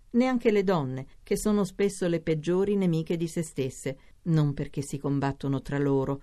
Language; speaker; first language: Italian; native; Italian